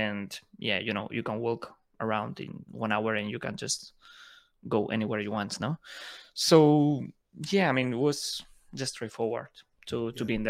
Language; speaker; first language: English; non-native, fluent; Spanish